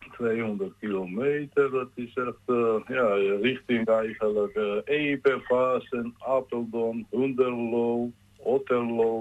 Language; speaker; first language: Dutch; non-native, learner; Georgian